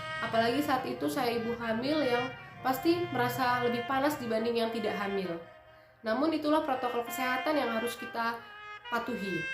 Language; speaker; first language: Indonesian; native; Indonesian